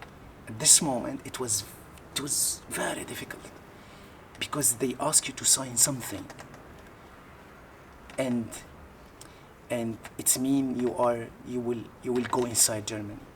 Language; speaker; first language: English; non-native, learner; Arabic